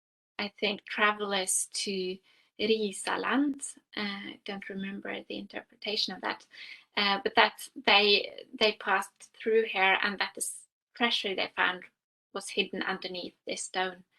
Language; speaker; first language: English; non-native, fluent; Norwegian